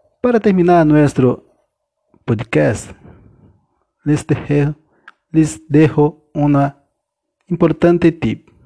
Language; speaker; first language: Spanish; non-native, learner; Portuguese